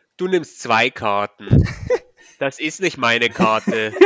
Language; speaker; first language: German; native; German